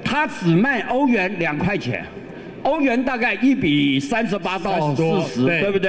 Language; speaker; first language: Chinese; native; Chinese